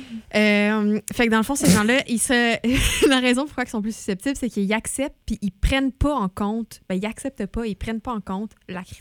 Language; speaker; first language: French; native; French